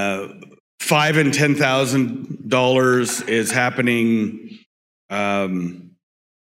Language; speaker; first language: English; native; English